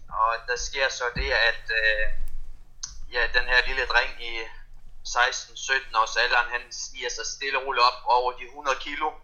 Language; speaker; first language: Danish; early bilingual, other home language; Russian